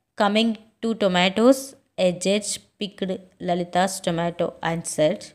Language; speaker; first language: English; non-native, local second language; Telugu